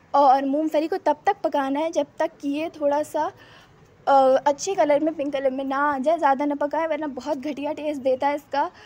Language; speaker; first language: Hindi; native; Hindi